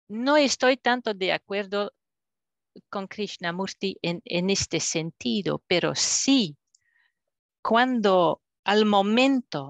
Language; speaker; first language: Spanish; non-native, fluent; French